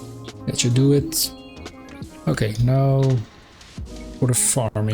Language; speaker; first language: English; non-native, fluent; Dutch